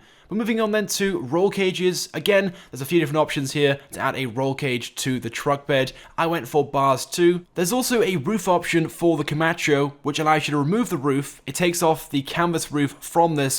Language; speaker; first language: English; native; English